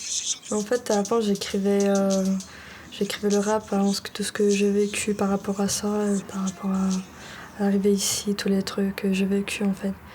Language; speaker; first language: French; early bilingual, other home language; Georgian